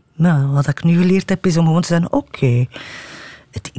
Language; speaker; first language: Dutch; native; Dutch